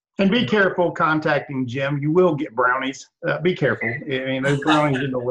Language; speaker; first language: English; native; English